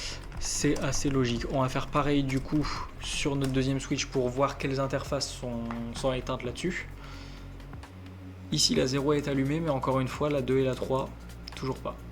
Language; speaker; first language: French; native; French